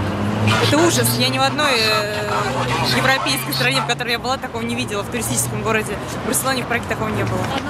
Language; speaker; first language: Russian; native; Russian